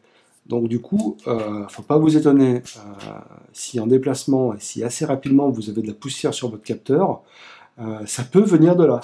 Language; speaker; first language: French; native; French